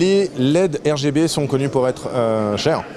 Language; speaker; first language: French; native; French